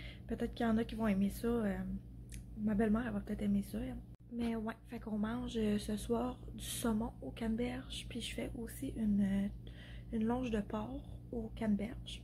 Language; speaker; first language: French; native; French